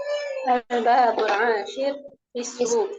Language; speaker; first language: Arabic; non-native, learner; Indonesian